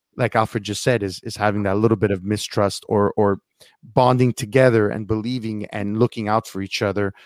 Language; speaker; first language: English; early bilingual, heritage; Italian